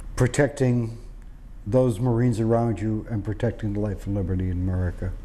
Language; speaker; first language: English; native; English